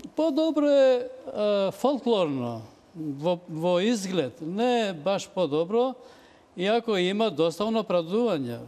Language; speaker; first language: Macedonian; non-native, local second language; Albanian